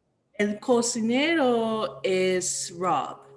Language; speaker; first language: Spanish; non-native, learner; English